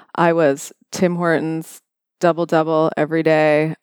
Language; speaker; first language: English; native; English